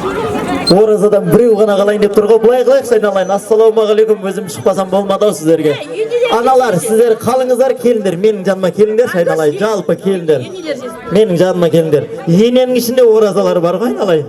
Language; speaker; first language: Kazakh; native; Kazakh